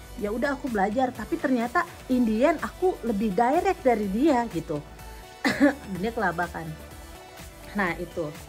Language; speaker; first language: Indonesian; native; Indonesian